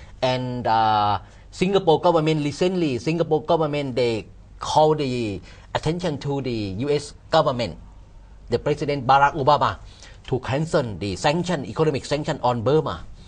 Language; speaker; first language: English; non-native, learner; Thai